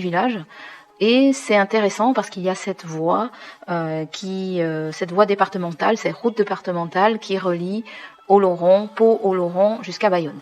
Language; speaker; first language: French; native; French